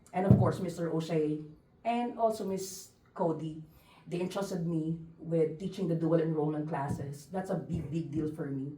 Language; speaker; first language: English; non-native, local second language; Filipino